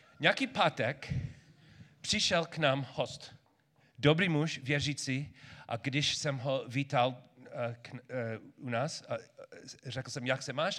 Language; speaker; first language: Czech; non-native, learner; English